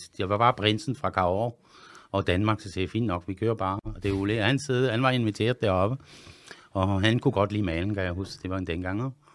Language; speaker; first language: Danish; non-native, fluent; French